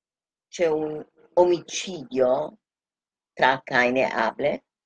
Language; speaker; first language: Italian; non-native, fluent; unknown